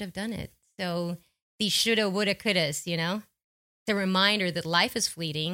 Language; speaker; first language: English; non-native, local second language; Filipino